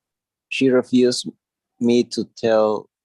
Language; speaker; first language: English; non-native, learner; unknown